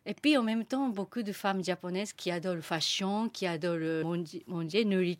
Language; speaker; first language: French; non-native, learner; Japanese